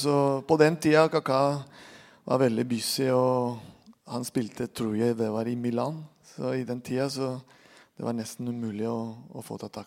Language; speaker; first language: Norwegian; non-native, fluent; Spanish